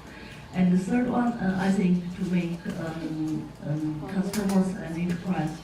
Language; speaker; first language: English; non-native, fluent; Chinese